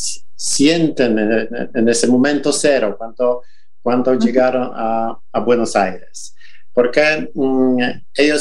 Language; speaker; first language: Spanish; non-native, fluent; Polish